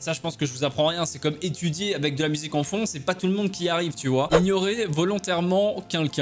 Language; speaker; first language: French; native; French